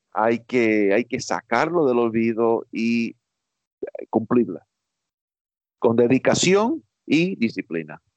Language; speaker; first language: Spanish; early bilingual, heritage; Spanish